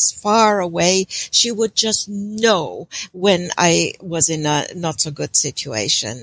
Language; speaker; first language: English; non-native, fluent; German